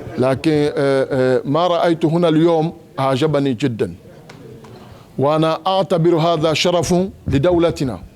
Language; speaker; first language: Arabic; non-native, fluent; Mandingo